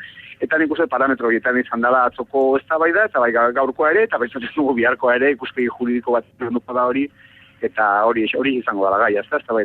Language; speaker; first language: Basque; native; Basque